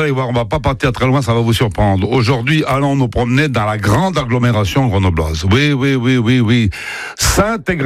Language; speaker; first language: French; native; French